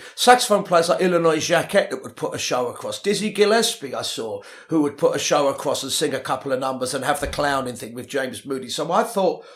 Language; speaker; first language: English; native; English